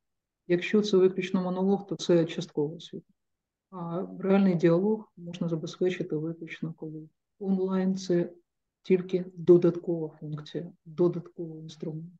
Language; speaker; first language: Ukrainian; native; Ukrainian